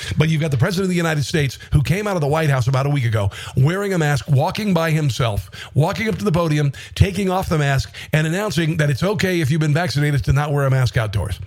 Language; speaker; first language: English; native; English